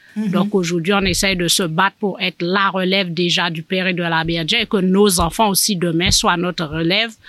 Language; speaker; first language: French; native; French